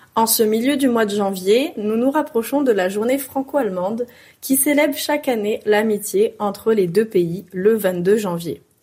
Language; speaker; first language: French; native; French